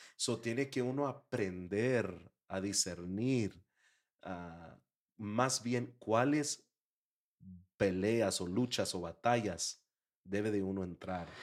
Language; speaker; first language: Spanish; early bilingual, heritage; Spanish